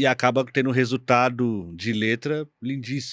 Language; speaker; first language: Portuguese; native; Portuguese